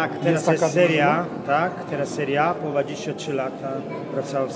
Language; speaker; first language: Polish; non-native, learner; Italian